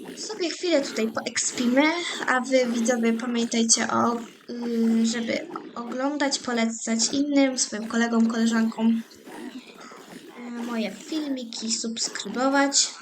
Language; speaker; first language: Polish; native; Polish